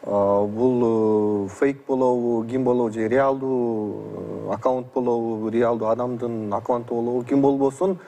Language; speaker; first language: Kyrgyz; native; Kyrgyz